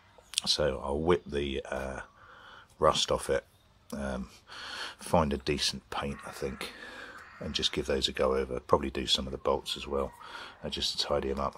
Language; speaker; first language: English; native; English